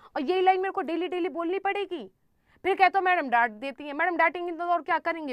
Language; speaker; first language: Hindi; native; Hindi